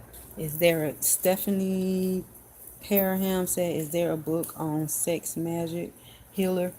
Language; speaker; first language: English; native; English